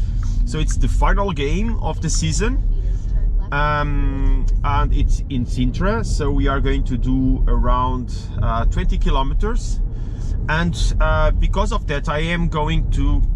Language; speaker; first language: English; non-native, fluent; Portuguese